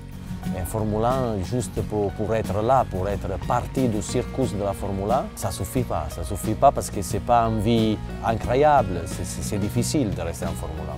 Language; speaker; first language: French; non-native, fluent; Italian